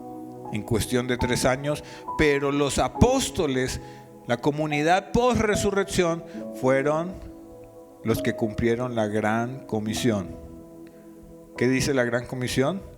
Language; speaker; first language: Spanish; native; Spanish